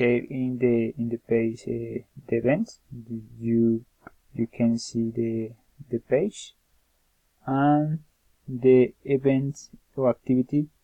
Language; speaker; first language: English; non-native, learner; Spanish